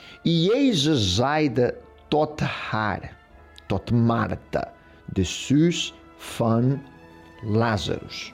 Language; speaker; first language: Dutch; non-native, fluent; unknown